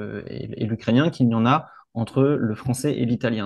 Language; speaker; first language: French; native; French